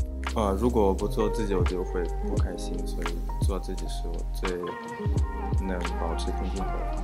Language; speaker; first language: Chinese; non-native, fluent; Russian